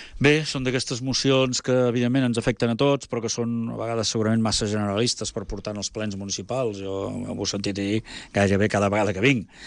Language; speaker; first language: Catalan; native; Catalan